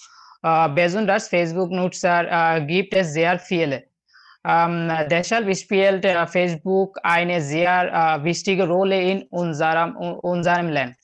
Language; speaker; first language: German; non-native, learner; Bangla